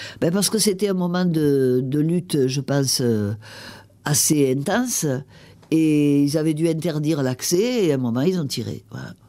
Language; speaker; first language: French; native; French